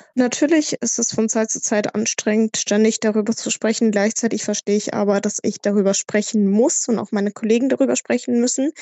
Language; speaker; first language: German; native; German